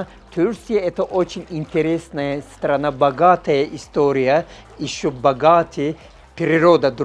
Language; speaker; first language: Russian; non-native, learner; Turkish